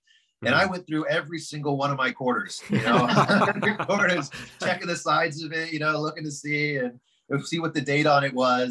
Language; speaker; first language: English; native; English